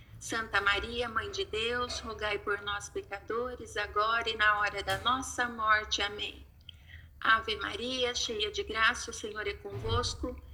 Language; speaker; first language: Portuguese; native; Portuguese